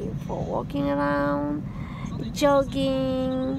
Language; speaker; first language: English; non-native, fluent; Indonesian